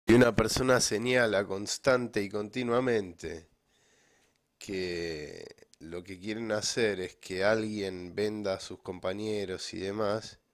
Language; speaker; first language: Spanish; native; Spanish